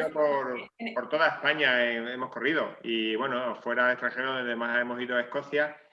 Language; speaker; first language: Spanish; native; Spanish